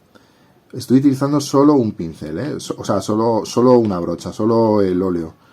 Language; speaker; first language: Spanish; native; Spanish